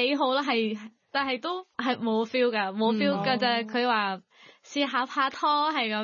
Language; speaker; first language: Cantonese; non-native, fluent; Thai